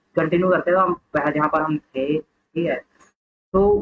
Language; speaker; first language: Hindi; native; Hindi